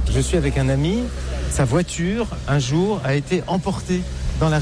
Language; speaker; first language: French; native; French